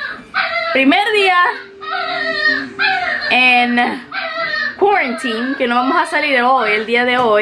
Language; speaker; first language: Spanish; early bilingual, heritage; Spanish